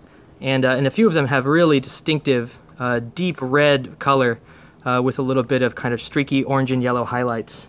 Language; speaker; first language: English; native; English